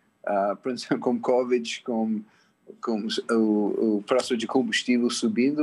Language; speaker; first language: Portuguese; non-native, fluent; English